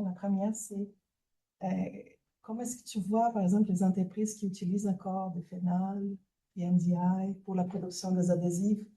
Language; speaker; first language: French; native; French